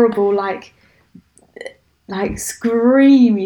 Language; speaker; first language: English; native; English